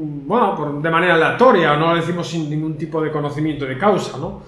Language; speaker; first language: Spanish; native; Spanish